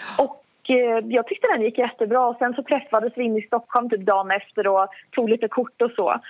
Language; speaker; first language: Swedish; native; Swedish